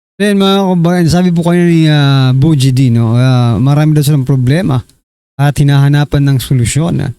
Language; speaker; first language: Filipino; native; Filipino